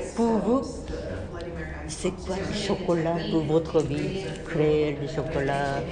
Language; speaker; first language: French; non-native, fluent; Japanese